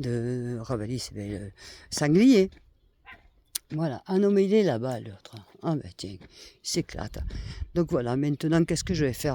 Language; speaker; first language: French; native; French